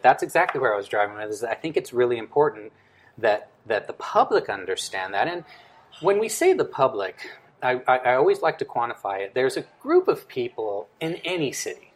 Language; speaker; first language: English; early bilingual, other home language; Spanish